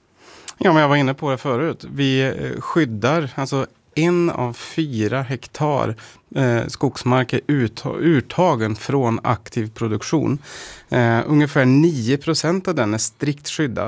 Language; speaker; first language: Swedish; native; Swedish